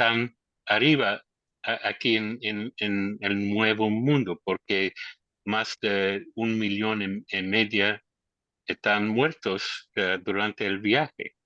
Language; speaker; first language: Spanish; non-native, learner; English